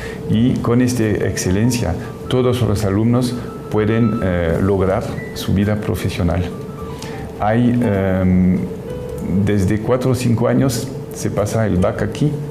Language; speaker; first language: Spanish; non-native, fluent; French